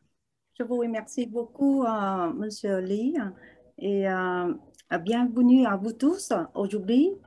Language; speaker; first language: French; non-native, learner; Vietnamese